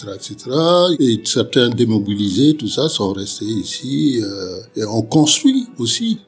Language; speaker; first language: French; non-native, local second language; Wolof